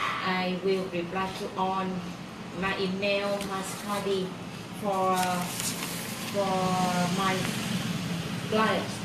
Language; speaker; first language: English; non-native, learner; Vietnamese